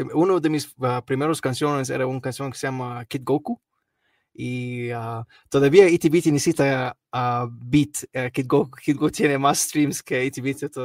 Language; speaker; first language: Spanish; non-native, learner; Arabic